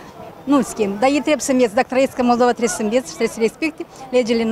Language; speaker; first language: Romanian; non-native, local second language; Russian